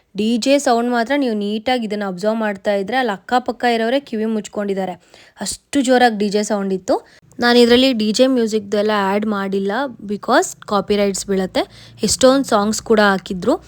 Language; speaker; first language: Kannada; native; Kannada